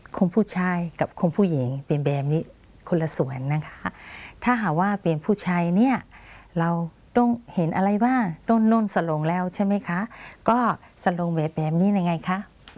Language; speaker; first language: Thai; non-native, fluent; Burmese